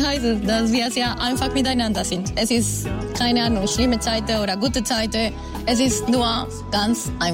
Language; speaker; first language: German; non-native, learner; Spanish